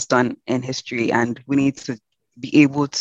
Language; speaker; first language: English; non-native, local second language; Yoruba